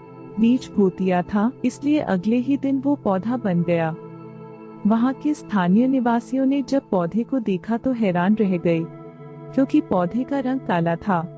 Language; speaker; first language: Hindi; native; Hindi